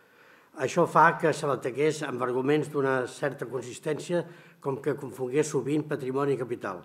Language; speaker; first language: Catalan; native; Catalan